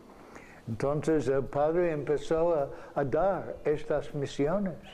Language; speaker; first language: Spanish; non-native, fluent; English